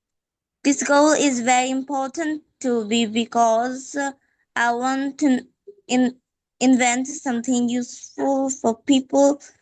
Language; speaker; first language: English; non-native, fluent; Bangla